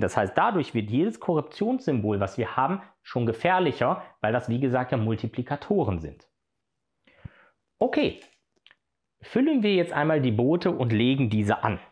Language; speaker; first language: German; native; German